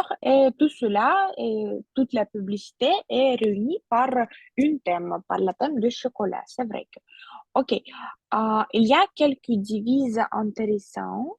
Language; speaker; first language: French; non-native, fluent; Russian